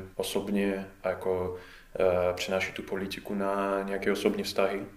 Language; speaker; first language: Czech; non-native, fluent; Russian